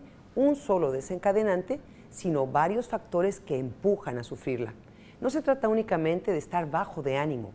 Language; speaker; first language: Spanish; native; Spanish